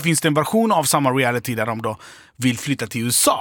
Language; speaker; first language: Swedish; native; Swedish